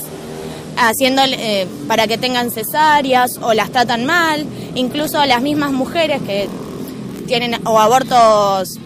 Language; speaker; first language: Spanish; native; Spanish